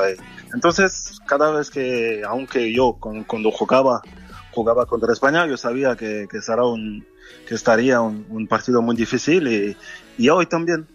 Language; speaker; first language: Spanish; non-native, fluent; French